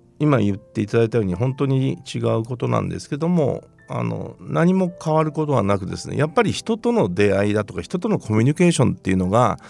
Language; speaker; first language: Japanese; native; Japanese